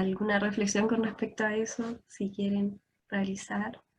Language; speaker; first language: Spanish; native; Spanish